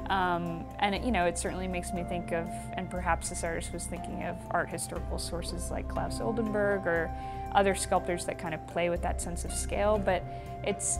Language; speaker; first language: English; native; English